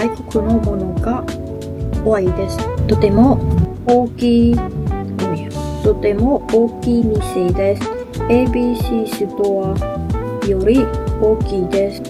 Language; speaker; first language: Japanese; non-native, learner; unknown